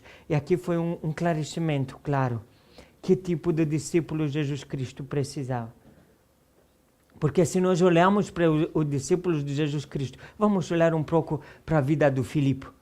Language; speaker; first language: Portuguese; non-native, fluent; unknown